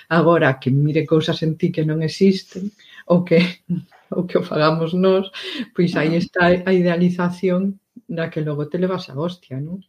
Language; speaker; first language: Galician; non-native, local second language; Spanish